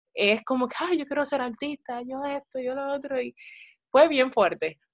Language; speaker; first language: Spanish; native; Spanish